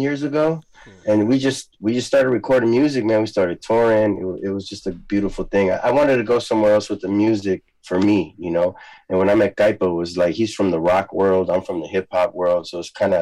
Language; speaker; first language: English; early bilingual, other home language; Spanish